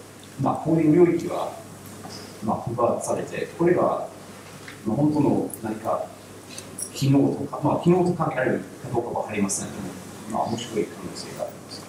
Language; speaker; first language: Japanese; non-native, learner; English